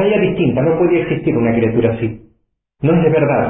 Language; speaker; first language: Spanish; native; Spanish